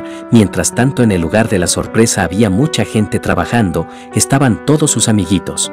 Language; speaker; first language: Spanish; native; Spanish